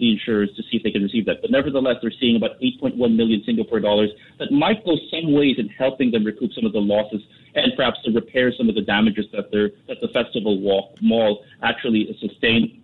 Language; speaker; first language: English; non-native, local second language; Filipino